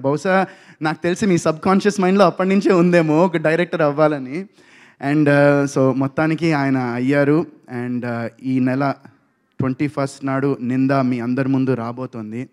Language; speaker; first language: Telugu; native; Telugu